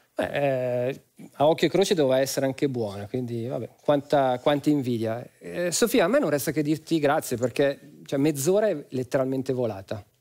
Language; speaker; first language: Italian; native; Italian